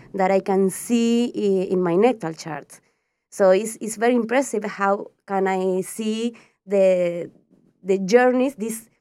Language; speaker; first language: English; non-native, fluent; Spanish